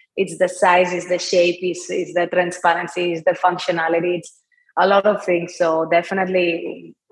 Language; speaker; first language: English; non-native, fluent; Spanish